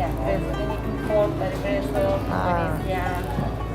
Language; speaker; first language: Indonesian; non-native, learner; Turkish